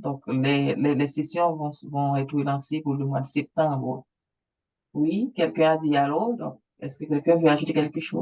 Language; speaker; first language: French; native; French